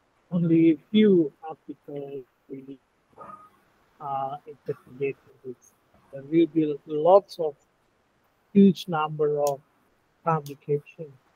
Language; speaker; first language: English; non-native, fluent; Indonesian